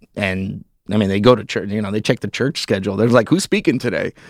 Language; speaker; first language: English; early bilingual, heritage; English